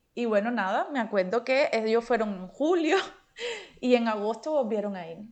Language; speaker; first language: Spanish; native; Spanish